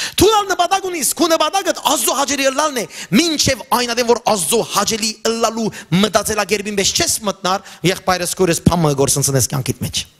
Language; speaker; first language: Armenian; early bilingual, heritage; Armenian